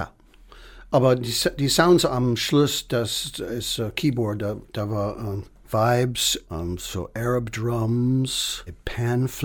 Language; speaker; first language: German; non-native, fluent; English